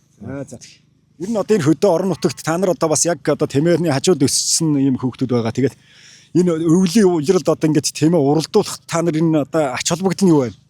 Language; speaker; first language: Mongolian; native; Mongolian